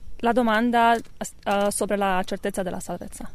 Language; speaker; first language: Italian; non-native, learner; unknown